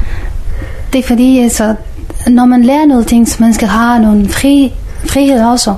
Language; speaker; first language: Danish; non-native, learner; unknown